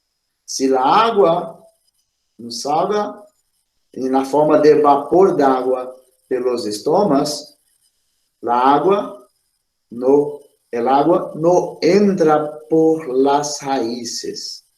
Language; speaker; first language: Spanish; non-native, fluent; Portuguese